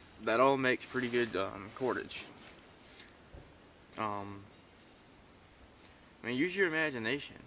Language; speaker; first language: English; native; English